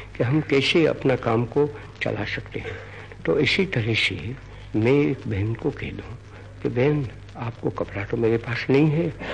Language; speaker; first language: Hindi; non-native, local second language; Gujarati